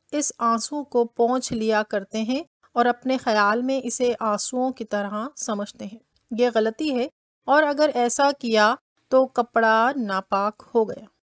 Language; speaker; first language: Hindi; native; Hindi